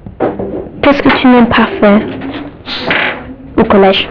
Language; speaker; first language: French; non-native, learner; English